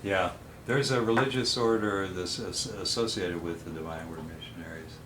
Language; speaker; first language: English; native; English